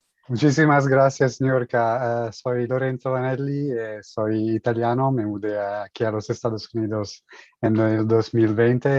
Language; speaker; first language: Spanish; non-native, fluent; Italian